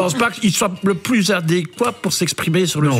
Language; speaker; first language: French; native; French